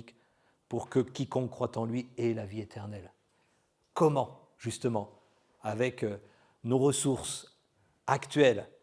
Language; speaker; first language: French; native; French